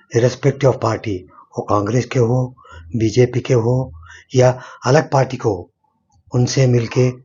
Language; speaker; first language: Hindi; non-native, local second language; Kannada